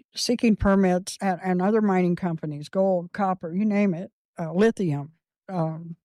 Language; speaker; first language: English; native; English